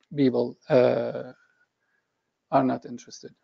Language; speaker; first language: English; non-native, fluent; Arabic